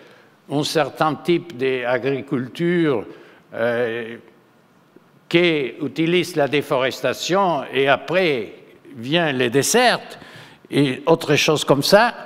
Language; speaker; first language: French; non-native, fluent; Spanish